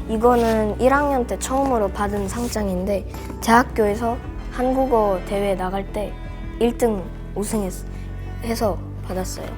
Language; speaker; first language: Korean; early bilingual, other home language; Russian